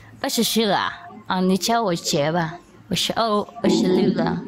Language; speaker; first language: Chinese; non-native, learner; Vietnamese